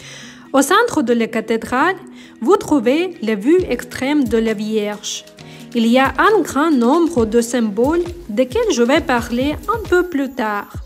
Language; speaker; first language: French; non-native, learner; Ukrainian